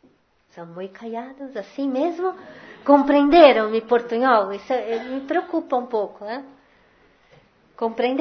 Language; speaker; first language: Spanish; non-native, fluent; Portuguese